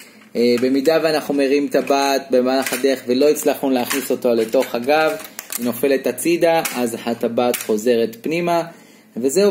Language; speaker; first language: Hebrew; native; Hebrew